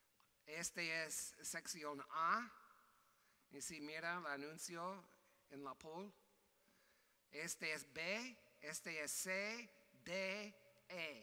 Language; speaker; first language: Spanish; non-native, learner; English